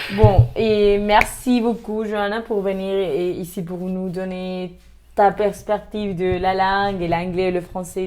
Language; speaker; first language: French; non-native, learner; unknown